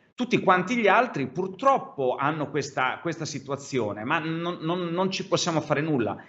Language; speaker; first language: Italian; native; Italian